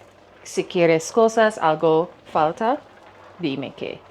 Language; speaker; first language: Spanish; non-native, learner; English